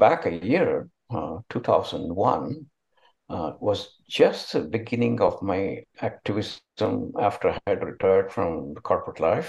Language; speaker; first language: English; non-native, local second language; Kannada